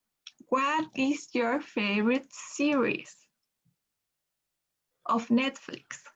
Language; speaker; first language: English; non-native, learner; Spanish